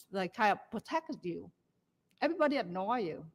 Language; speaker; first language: English; non-native, learner; Vietnamese